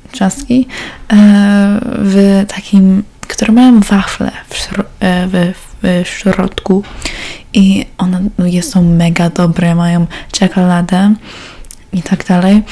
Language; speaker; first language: Polish; early bilingual, heritage; Polish